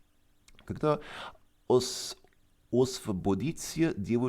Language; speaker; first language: Russian; non-native, fluent; English